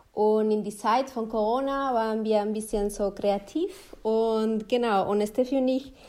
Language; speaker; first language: German; non-native, fluent; Spanish